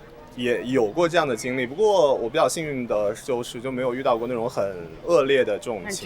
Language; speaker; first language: Chinese; native; Chinese